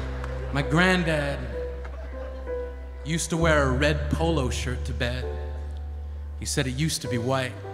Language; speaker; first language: English; native; English